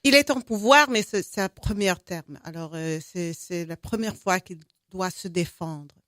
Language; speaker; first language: French; non-native, fluent; English